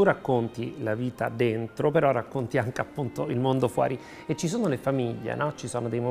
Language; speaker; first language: Italian; native; Italian